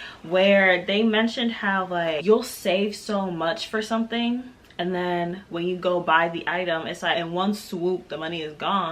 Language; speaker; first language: English; native; English